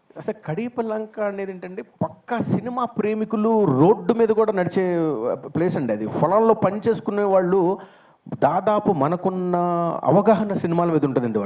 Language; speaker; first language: Telugu; native; Telugu